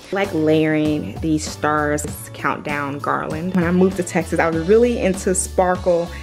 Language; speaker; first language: English; native; English